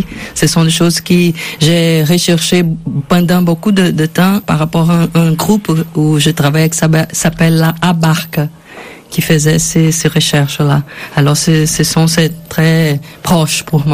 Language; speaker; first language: French; non-native, learner; Portuguese